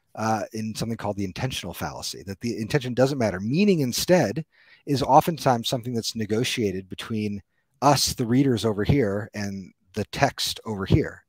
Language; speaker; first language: English; native; English